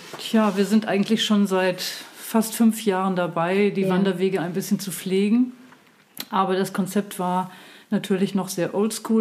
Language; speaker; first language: German; native; German